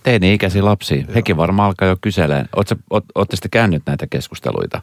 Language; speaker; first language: Finnish; native; Finnish